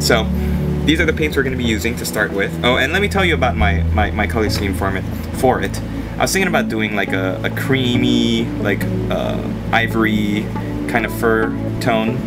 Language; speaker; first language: English; native; English